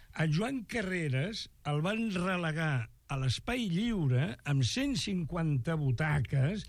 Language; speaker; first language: Catalan; non-native, local second language; Spanish